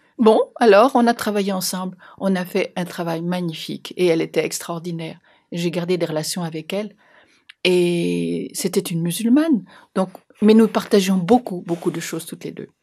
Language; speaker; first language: French; native; French